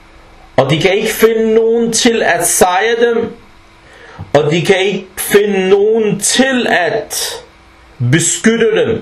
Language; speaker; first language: Danish; early bilingual, other home language; Arabic